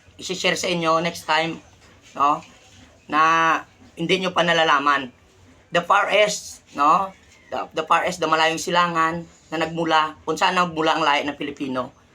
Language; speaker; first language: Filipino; non-native, local second language; Hiligaynon